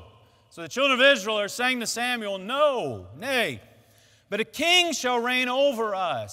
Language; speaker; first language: English; native; English